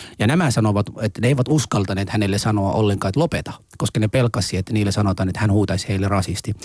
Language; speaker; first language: Finnish; non-native, fluent; Somali